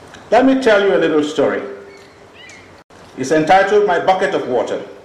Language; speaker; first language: English; non-native, local second language; Igbo